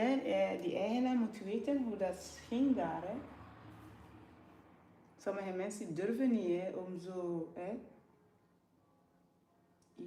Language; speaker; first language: Dutch; non-native, fluent; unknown